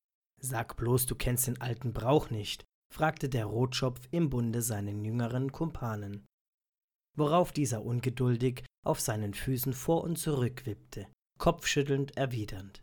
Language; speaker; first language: German; native; German